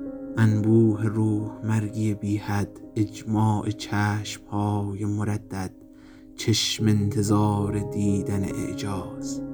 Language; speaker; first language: Persian; native; Persian